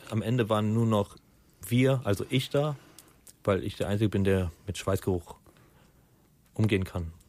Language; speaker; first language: German; early bilingual, other home language; Persian